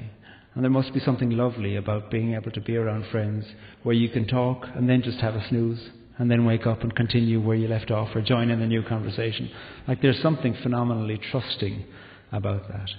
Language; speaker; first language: English; native; English